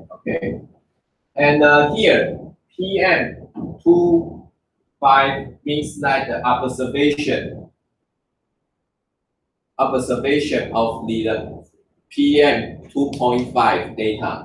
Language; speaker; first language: English; non-native, learner; Chinese